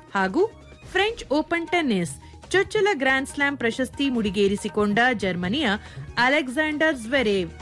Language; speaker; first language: Kannada; native; Kannada